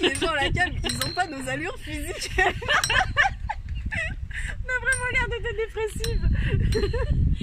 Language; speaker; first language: French; native; French